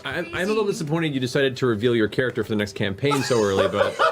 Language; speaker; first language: English; native; English